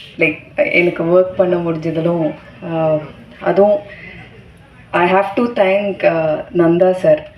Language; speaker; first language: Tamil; non-native, fluent; Malayalam